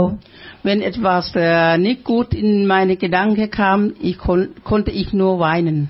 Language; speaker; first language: German; non-native, fluent; Thai